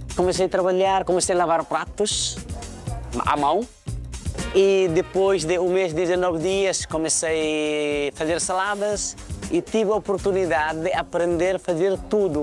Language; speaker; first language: Portuguese; non-native, fluent; Nepali